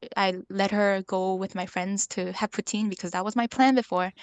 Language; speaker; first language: English; early bilingual, other home language; Korean